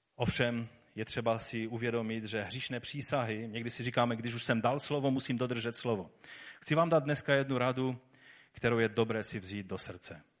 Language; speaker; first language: Czech; native; Czech